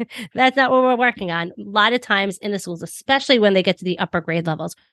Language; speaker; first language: English; native; English